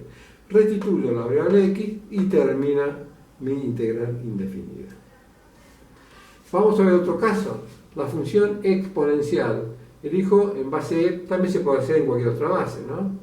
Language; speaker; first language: Spanish; native; Spanish